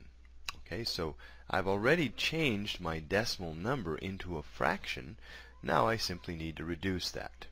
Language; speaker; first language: English; native; English